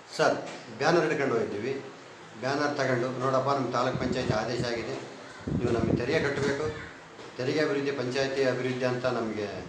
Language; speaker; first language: Kannada; native; Kannada